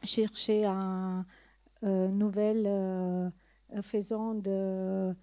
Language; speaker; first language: French; non-native, learner; Italian